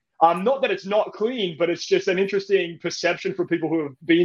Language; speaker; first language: English; native; English